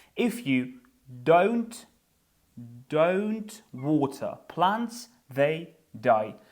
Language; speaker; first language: English; non-native, fluent; Ukrainian